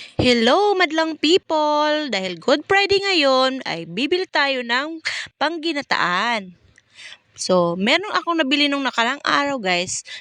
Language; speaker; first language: Filipino; non-native, local second language; Cebuano